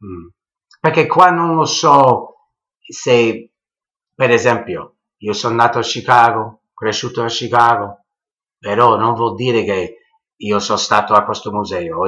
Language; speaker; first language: Italian; early bilingual, heritage; English